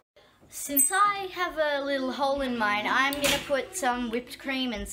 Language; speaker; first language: English; native; English